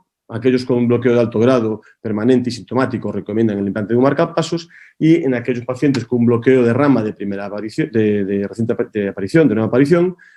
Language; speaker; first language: Spanish; native; Spanish